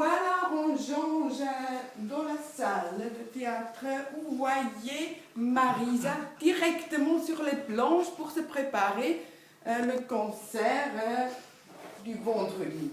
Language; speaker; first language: French; non-native, fluent; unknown